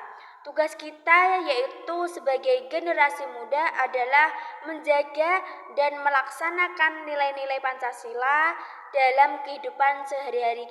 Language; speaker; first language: Indonesian; native; Indonesian